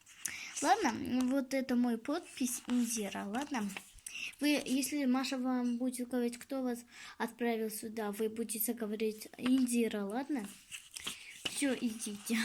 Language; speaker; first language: Russian; non-native, local second language; Kazakh